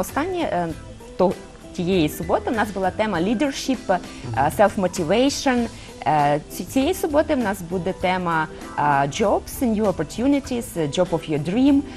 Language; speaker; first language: Ukrainian; non-native, local second language; Russian